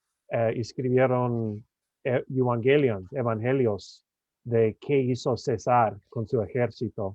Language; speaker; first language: Spanish; non-native, fluent; English